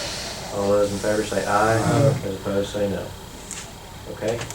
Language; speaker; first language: English; native; English